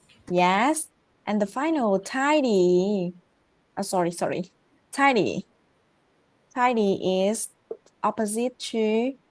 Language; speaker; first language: English; non-native, learner; Vietnamese